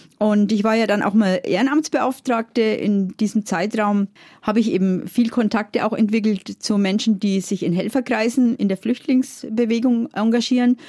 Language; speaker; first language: German; native; German